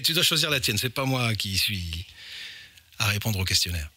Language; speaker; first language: French; native; French